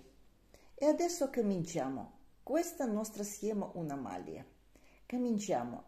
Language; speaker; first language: Italian; non-native, learner; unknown